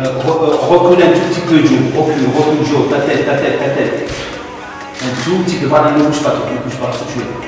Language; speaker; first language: French; non-native, local second language; Arabic